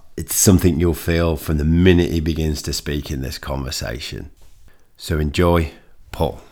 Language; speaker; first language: English; native; English